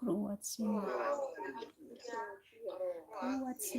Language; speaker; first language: Romanian; non-native, learner; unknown